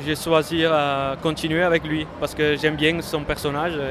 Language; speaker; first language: French; non-native, fluent; Dutch